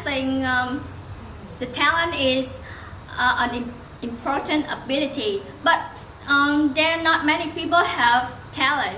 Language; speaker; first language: English; non-native, learner; Vietnamese